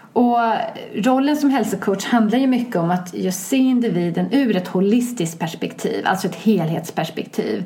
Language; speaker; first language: Swedish; native; Swedish